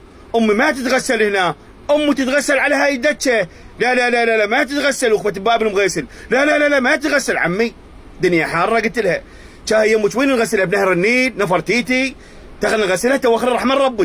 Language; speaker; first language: Arabic; native; Arabic